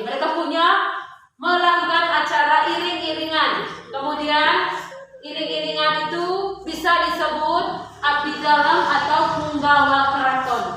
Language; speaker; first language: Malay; non-native, local second language; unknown